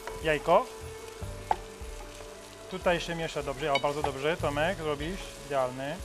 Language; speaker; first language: Polish; non-native, learner; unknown